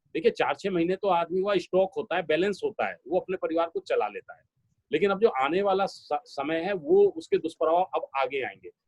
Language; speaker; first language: Hindi; native; Hindi